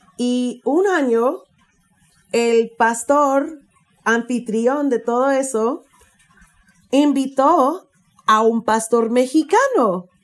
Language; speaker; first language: Spanish; non-native, fluent; English